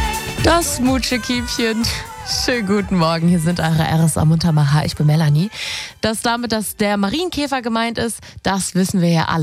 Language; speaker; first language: German; native; German